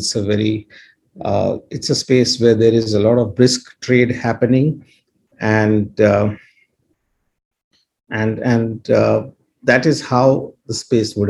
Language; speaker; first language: English; non-native, local second language; Hindi